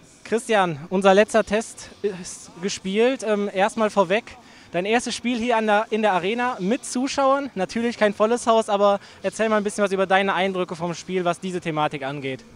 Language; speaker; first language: German; native; German